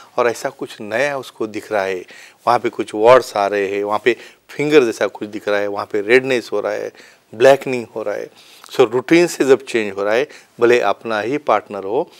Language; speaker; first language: Hindi; non-native, local second language; Marathi